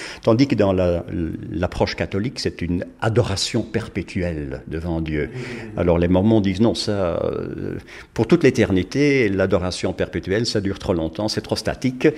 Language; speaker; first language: French; non-native, fluent; Dutch